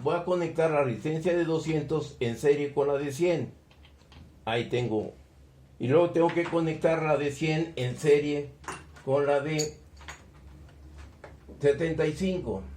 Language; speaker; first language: Spanish; native; Spanish